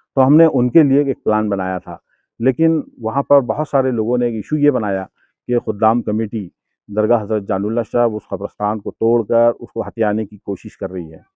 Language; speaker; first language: Hindi; non-native, local second language; Urdu